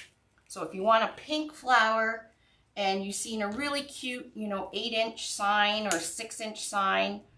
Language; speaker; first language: English; native; English